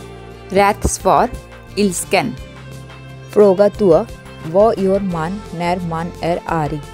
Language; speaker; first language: Swedish; non-native, fluent; Bangla